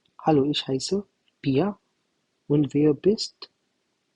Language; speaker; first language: German; non-native, learner; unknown